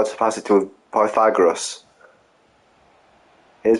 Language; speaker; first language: English; native; English